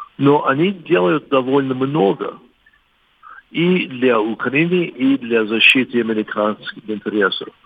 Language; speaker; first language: Russian; non-native, fluent; English